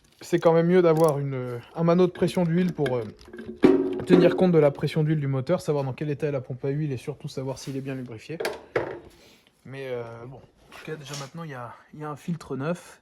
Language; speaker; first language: French; native; French